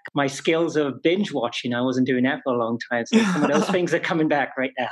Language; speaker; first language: English; native; English